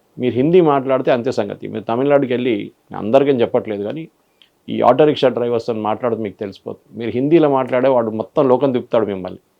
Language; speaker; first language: Telugu; non-native, fluent; Malayalam